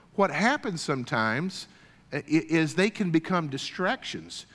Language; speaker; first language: English; native; English